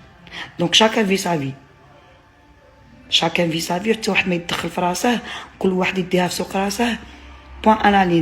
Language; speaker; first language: Arabic; native; Arabic